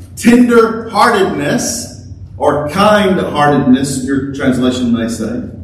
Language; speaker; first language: English; native; English